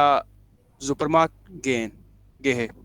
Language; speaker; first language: German; non-native, learner; Urdu